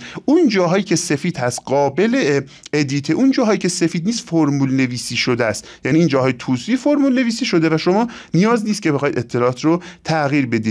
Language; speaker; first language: Persian; native; Persian